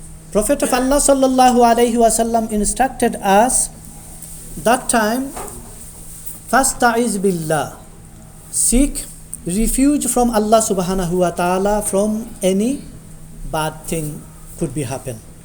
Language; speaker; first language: English; non-native, local second language; Bangla